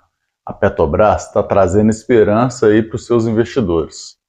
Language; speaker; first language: Portuguese; native; Portuguese